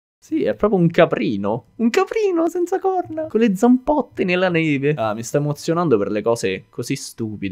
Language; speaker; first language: Italian; native; Italian